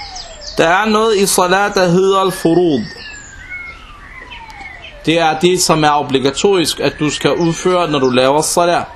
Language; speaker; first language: Danish; non-native, local second language; Arabic